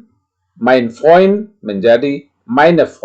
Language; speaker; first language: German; non-native, fluent; Indonesian